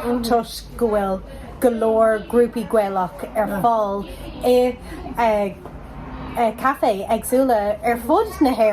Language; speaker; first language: Irish; non-native, local second language; English